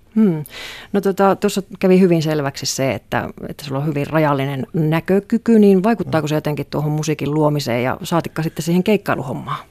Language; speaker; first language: Finnish; native; Finnish